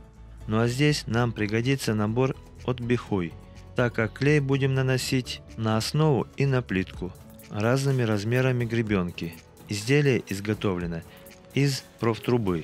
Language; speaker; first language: Russian; native; Russian